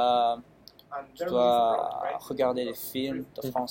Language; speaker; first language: French; early bilingual, other home language; Chinese